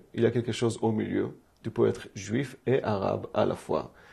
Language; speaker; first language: French; non-native, fluent; Hebrew